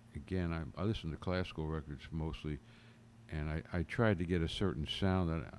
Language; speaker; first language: English; native; English